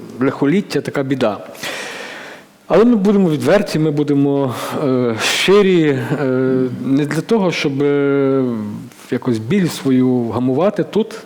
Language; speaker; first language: Ukrainian; native; Ukrainian